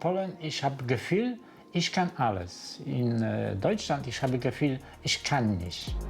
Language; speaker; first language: German; non-native, learner; Polish